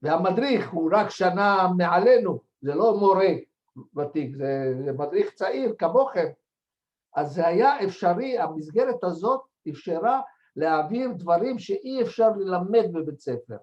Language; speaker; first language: Hebrew; non-native, fluent; French